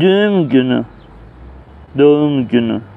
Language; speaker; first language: Turkish; non-native, learner; Persian